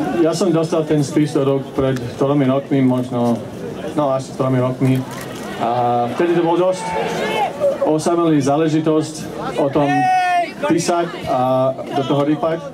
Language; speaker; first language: Slovak; non-native, fluent; English